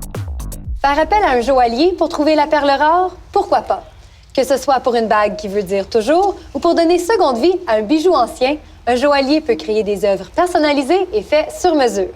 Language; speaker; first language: French; native; French